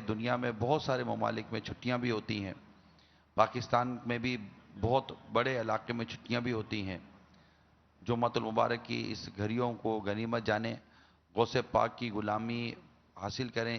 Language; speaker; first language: Urdu; native; Urdu